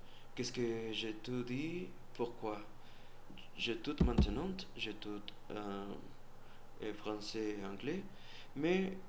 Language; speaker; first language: French; non-native, learner; Spanish